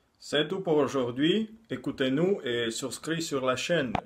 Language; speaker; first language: French; non-native, learner; Russian